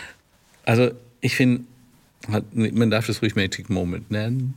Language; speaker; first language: German; native; German